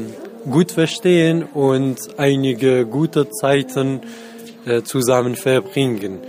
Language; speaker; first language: German; non-native, fluent; Central Kurdish